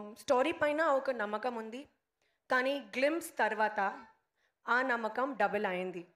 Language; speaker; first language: Telugu; non-native, learner; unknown